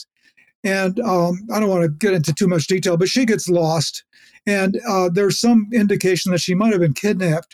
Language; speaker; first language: English; native; English